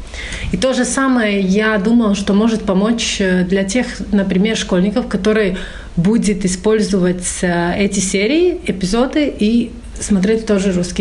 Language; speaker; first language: Russian; non-native, fluent; Latvian